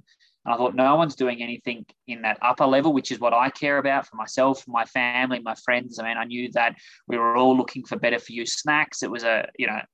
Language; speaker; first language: English; native; English